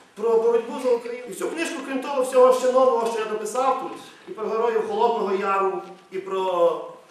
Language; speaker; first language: Ukrainian; native; Ukrainian